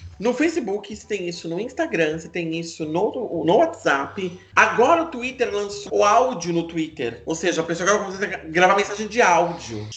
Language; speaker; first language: Portuguese; native; Portuguese